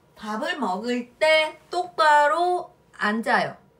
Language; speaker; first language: Korean; non-native, fluent; Vietnamese